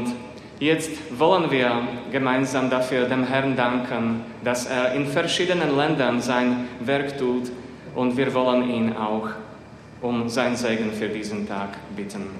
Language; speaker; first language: German; non-native, fluent; Slovak